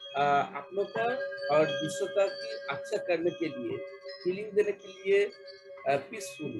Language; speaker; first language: Hindi; non-native, local second language; Bangla